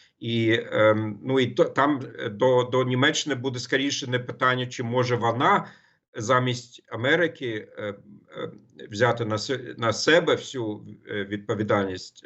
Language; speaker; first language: Ukrainian; non-native, fluent; German